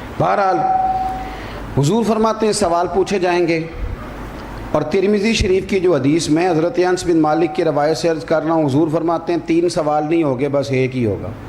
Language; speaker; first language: Urdu; non-native, local second language; Punjabi